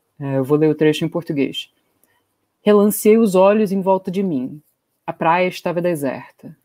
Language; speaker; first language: Portuguese; non-native, fluent; English